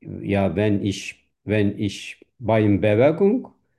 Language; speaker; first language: German; non-native, fluent; Turkish